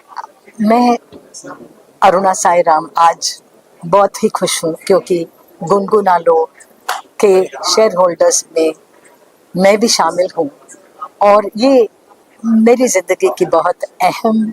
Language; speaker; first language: Hindi; non-native, fluent; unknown